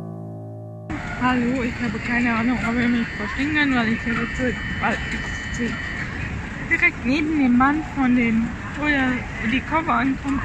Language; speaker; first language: German; native; German